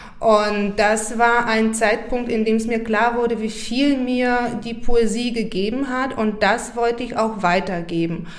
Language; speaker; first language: German; non-native, fluent; Bulgarian